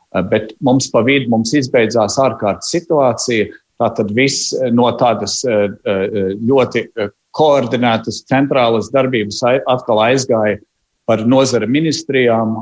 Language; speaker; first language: Latvian; early bilingual, heritage; Latvian